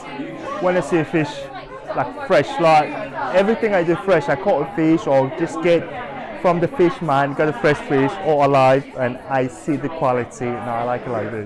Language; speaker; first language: English; non-native, fluent; Mongolian